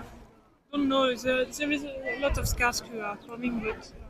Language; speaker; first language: English; non-native, learner; French